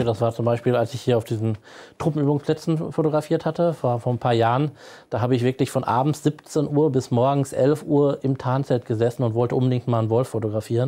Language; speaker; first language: German; native; German